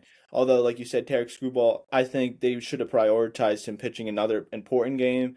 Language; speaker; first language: English; native; English